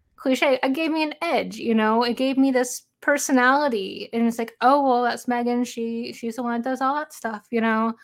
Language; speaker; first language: English; native; English